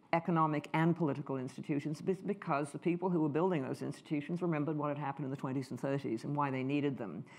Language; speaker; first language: English; native; English